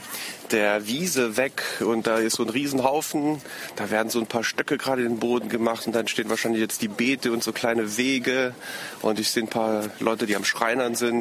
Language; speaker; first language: German; native; German